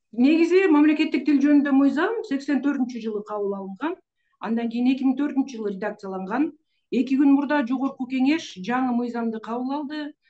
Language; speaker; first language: Kyrgyz; native; Kyrgyz